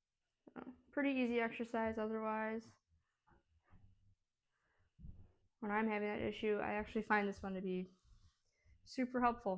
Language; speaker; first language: English; native; English